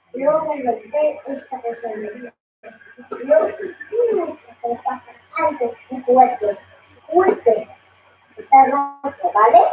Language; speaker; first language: Spanish; early bilingual, other home language; Filipino